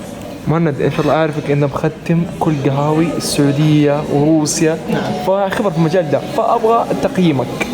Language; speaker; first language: Arabic; native; Arabic